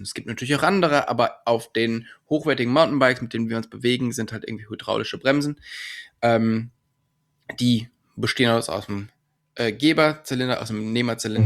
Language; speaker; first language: German; native; German